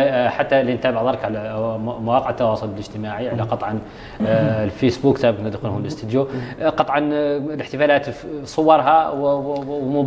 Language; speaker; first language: Arabic; native; Arabic